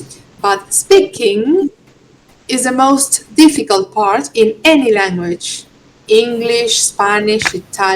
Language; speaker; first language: English; non-native, fluent; Spanish